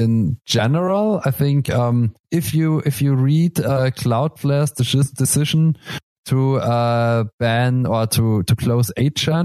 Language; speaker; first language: English; non-native, fluent; German